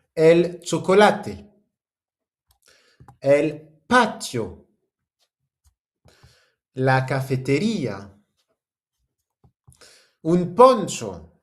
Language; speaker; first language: Spanish; non-native, fluent; French